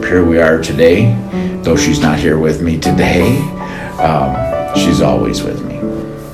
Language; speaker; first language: English; native; English